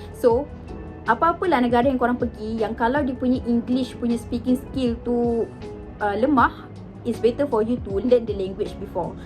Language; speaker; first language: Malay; native; Malay